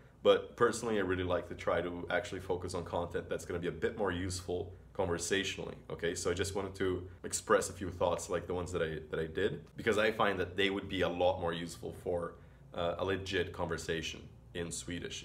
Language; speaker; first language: English; non-native, fluent; Portuguese